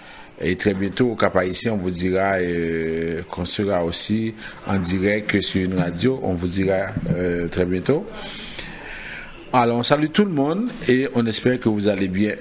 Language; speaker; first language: French; native; French